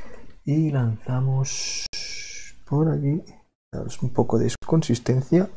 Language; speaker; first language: Spanish; non-native, local second language; Catalan